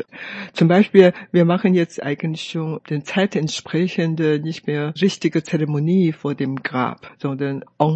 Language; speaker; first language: German; non-native, fluent; Chinese